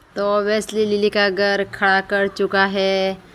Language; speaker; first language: Hindi; non-native, local second language; Bangla